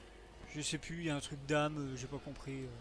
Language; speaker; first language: French; native; French